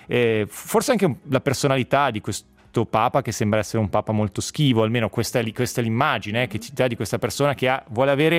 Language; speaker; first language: Italian; native; Italian